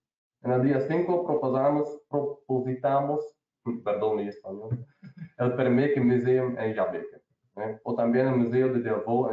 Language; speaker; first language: Spanish; non-native, learner; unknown